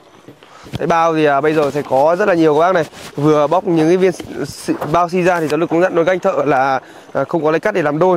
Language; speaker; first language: Vietnamese; native; Vietnamese